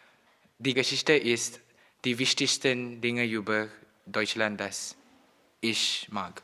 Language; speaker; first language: German; non-native, learner; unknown